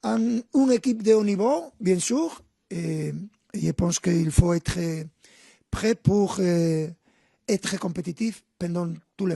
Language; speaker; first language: French; non-native, fluent; Spanish